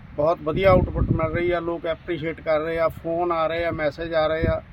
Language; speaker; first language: Punjabi; native; Punjabi